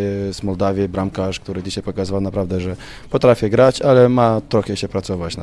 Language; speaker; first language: Polish; non-native, learner; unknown